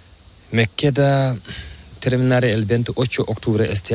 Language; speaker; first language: Spanish; non-native, learner; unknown